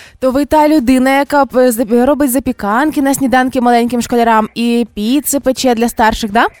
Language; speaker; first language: Ukrainian; native; Ukrainian